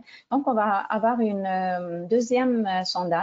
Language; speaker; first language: French; non-native, fluent; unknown